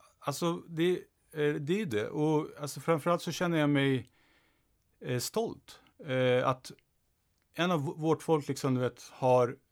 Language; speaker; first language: Swedish; early bilingual, other home language; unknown